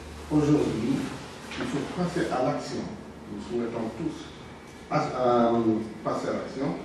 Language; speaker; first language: French; non-native, local second language; Arabic